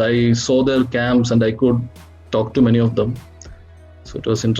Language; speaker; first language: English; non-native, local second language; Malayalam